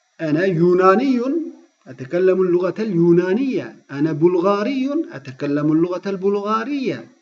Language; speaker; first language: Arabic; non-native, fluent; Turkish